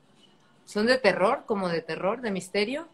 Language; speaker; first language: Spanish; native; Spanish